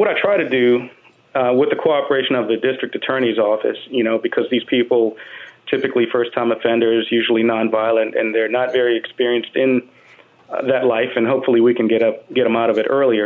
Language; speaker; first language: English; native; English